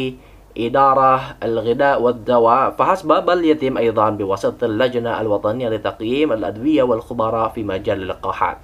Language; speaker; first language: Arabic; non-native, fluent; Indonesian